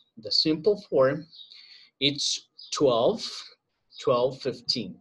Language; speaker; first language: English; non-native, learner; Spanish